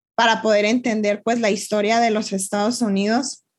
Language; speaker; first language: Spanish; native; Spanish